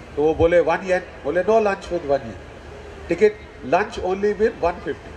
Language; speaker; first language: Hindi; native; Hindi